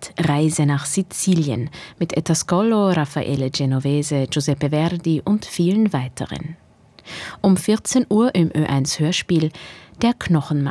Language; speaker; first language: German; native; German